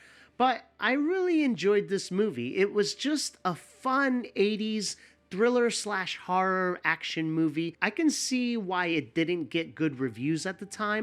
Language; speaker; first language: English; native; English